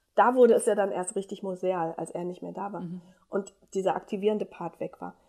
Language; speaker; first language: German; native; German